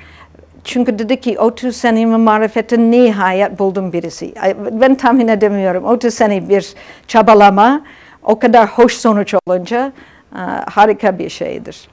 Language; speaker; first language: Turkish; non-native, fluent; English